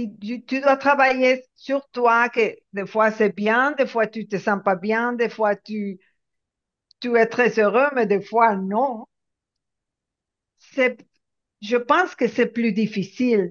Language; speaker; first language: French; non-native, fluent; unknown